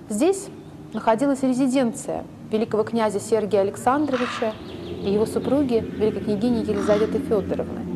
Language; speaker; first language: Russian; native; Russian